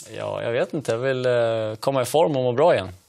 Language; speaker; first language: Swedish; native; Swedish